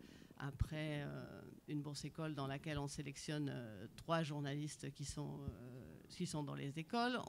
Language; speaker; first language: French; native; French